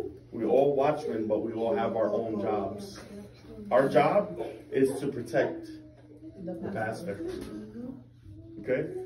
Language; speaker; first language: English; native; English